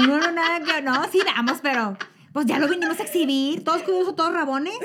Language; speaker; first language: Spanish; native; Spanish